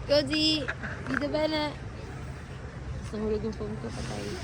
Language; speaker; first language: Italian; non-native, learner; Filipino